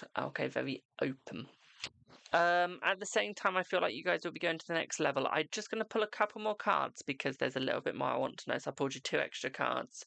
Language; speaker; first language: English; native; English